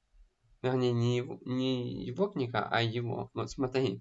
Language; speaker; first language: Russian; native; Russian